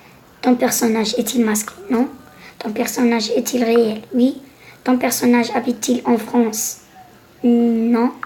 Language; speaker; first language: French; non-native, local second language; Arabic